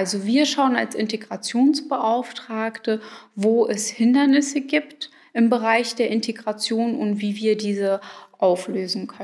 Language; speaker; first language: German; early bilingual, other home language; Arabic